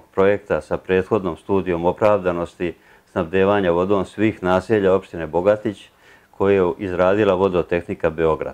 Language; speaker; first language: Serbian; native; Serbian